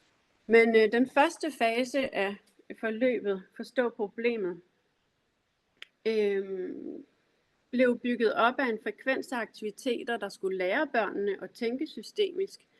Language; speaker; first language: Danish; native; Danish